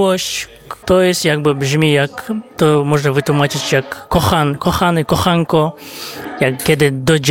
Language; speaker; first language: Polish; non-native, fluent; Kazakh